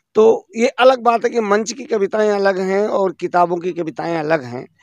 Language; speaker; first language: Hindi; native; Hindi